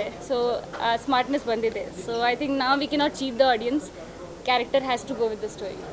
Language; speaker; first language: Kannada; non-native, learner; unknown